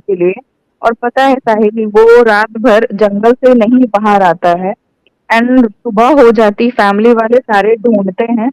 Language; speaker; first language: Hindi; native; Hindi